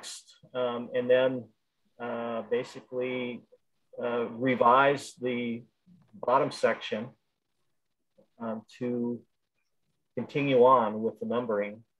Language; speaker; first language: English; native; English